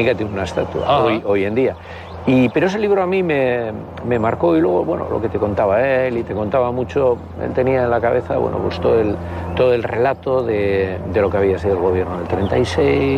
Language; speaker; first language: Spanish; native; Spanish